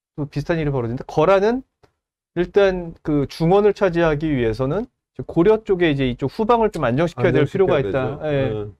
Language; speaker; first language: Korean; native; Korean